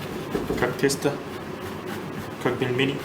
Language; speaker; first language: Russian; non-native, learner; Arabic